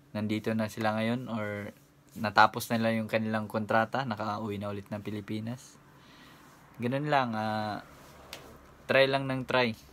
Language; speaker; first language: Filipino; non-native, local second language; Cebuano